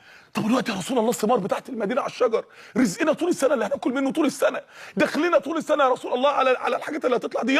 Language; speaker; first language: Arabic; native; Arabic